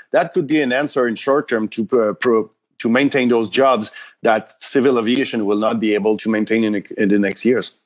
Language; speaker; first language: English; non-native, fluent; French